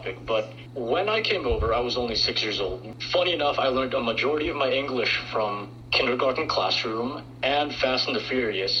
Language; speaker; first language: English; early bilingual, other home language; Filipino